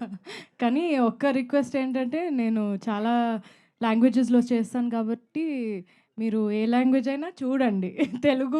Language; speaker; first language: Telugu; non-native, fluent; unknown